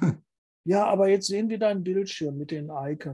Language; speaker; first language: German; native; German